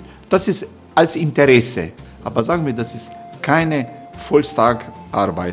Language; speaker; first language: German; non-native, learner; Croatian